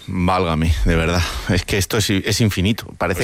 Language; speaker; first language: Spanish; native; Spanish